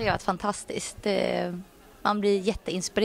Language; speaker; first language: Swedish; native; Swedish